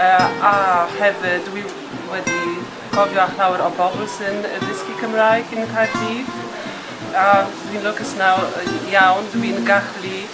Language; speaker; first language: Welsh; non-native, fluent; Polish